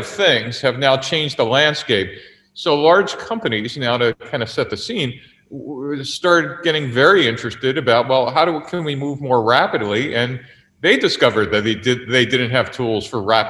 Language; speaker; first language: English; native; English